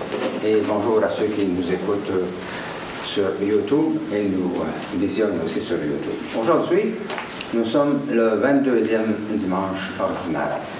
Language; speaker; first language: French; native; French